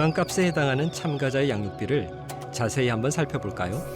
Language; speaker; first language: Korean; native; Korean